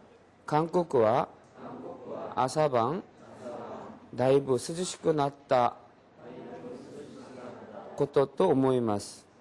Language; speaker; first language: Japanese; non-native, local second language; Korean